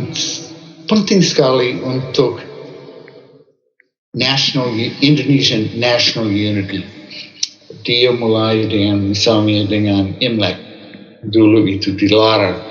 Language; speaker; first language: Indonesian; non-native, fluent; English